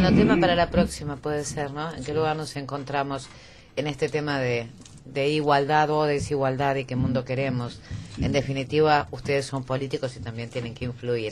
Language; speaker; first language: Spanish; native; Spanish